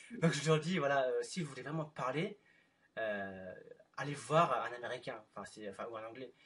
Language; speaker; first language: French; non-native, fluent; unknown